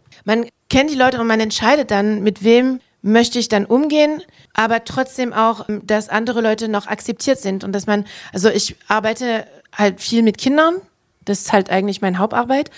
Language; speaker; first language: German; non-native, fluent; French